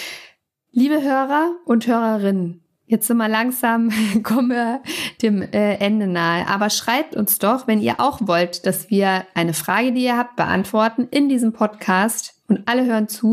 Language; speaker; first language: German; native; German